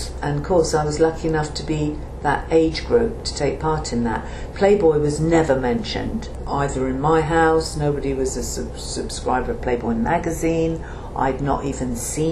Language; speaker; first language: English; native; English